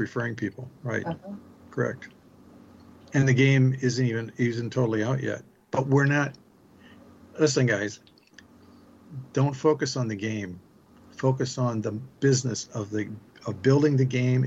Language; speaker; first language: English; native; English